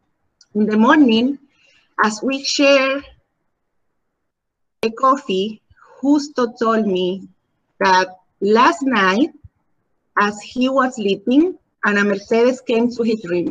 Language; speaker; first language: English; non-native, learner; Spanish